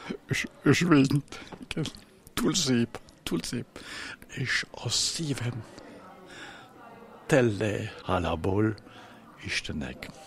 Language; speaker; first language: Hungarian; non-native, learner; French